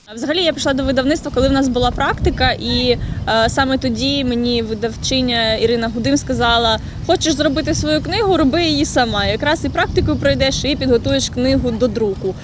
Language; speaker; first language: Ukrainian; native; Ukrainian